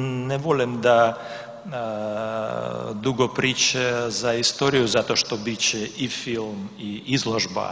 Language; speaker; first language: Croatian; non-native, learner; Russian